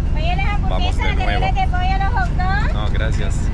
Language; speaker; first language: Spanish; non-native, fluent; Italian